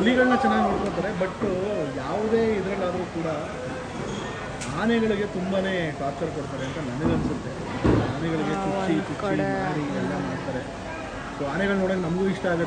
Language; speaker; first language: Kannada; native; Kannada